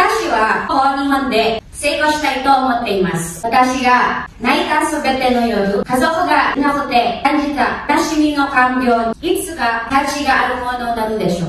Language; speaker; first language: Japanese; non-native, learner; Filipino